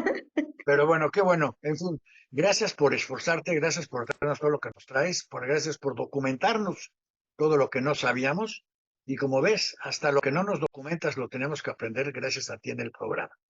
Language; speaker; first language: Spanish; native; Spanish